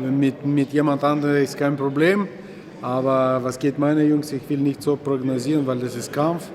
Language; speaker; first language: German; non-native, learner; Serbian